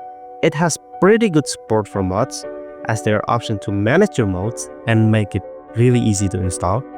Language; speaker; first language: English; non-native, fluent; Indonesian